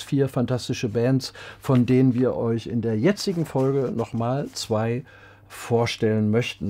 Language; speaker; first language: German; native; German